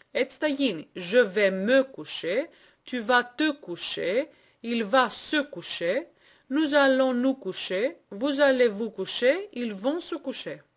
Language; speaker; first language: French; non-native, fluent; Greek